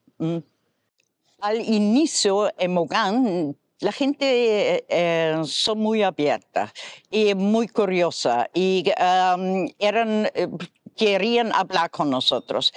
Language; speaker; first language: Spanish; non-native, fluent; German